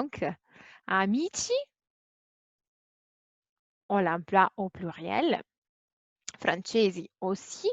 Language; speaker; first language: French; non-native, fluent; Italian